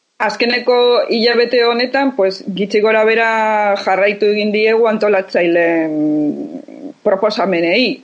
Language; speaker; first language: Basque; non-native, local second language; Spanish